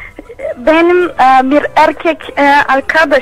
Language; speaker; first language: Turkish; non-native, learner; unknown